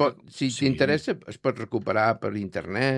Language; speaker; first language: Catalan; native; Catalan